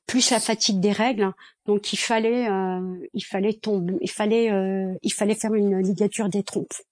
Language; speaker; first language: French; early bilingual, other home language; Kabyle